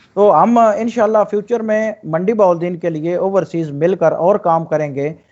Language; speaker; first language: Urdu; non-native, local second language; Punjabi